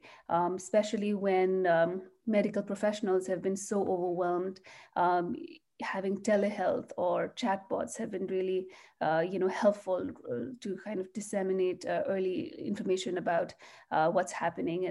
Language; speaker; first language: English; non-native, local second language; Nepali